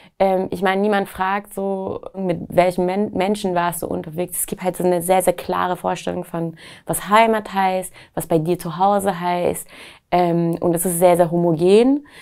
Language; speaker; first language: German; non-native, fluent; Persian